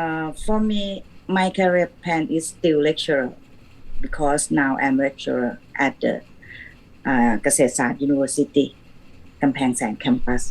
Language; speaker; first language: English; non-native, learner; Thai